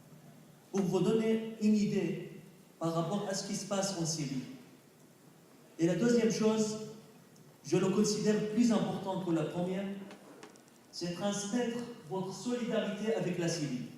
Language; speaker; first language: French; non-native, fluent; Arabic